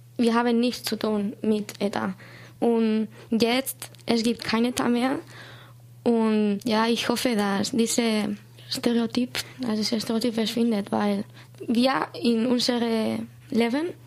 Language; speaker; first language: German; non-native, learner; Basque